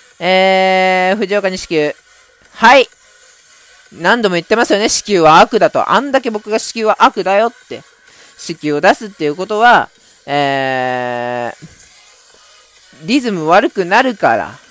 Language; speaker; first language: Japanese; native; Japanese